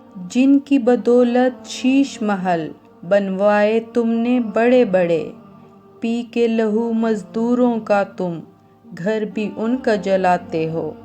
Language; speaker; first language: Urdu; native; Urdu